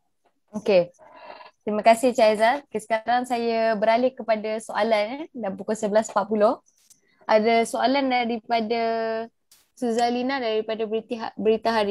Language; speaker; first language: Malay; native; Malay